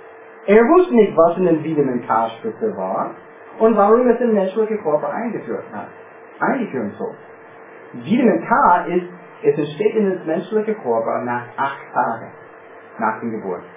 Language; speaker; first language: German; non-native, fluent; English